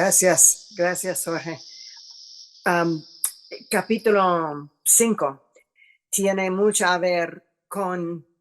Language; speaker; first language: Spanish; non-native, fluent; English